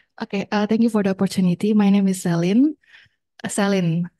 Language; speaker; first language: English; non-native, fluent; Indonesian